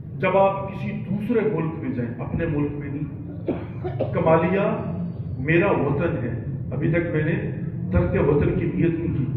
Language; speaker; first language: Urdu; non-native, local second language; Pashto